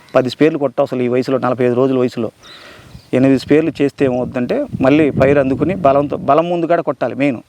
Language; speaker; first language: Telugu; native; Telugu